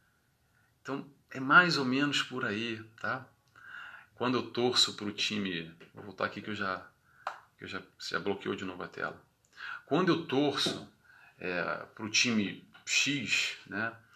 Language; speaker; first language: Portuguese; native; Portuguese